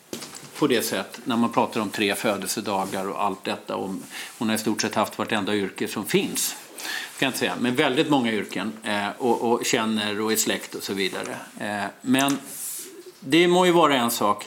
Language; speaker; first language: Swedish; native; Swedish